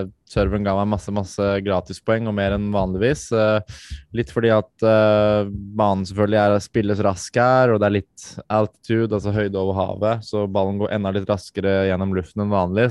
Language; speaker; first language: Norwegian; native; Norwegian